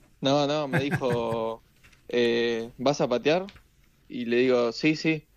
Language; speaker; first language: Spanish; native; Spanish